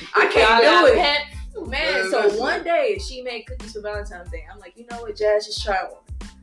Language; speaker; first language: English; native; English